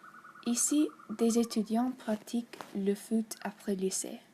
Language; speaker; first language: French; non-native, learner; English